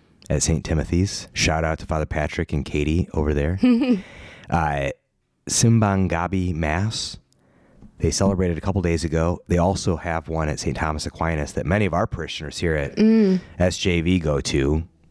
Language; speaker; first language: English; native; English